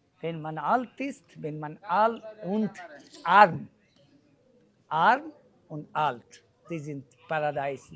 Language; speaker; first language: German; non-native, learner; Bangla